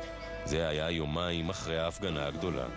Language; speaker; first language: Hebrew; native; Hebrew